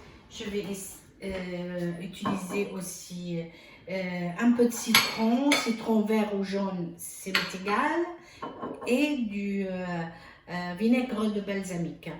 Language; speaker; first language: French; non-native, fluent; Arabic